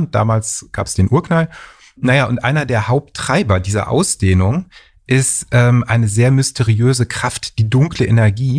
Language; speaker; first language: German; native; German